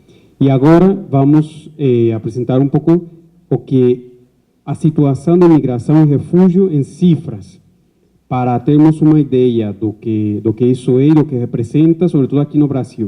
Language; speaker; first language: Portuguese; non-native, fluent; Spanish